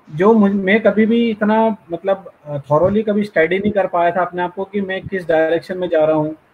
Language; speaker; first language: Hindi; native; Hindi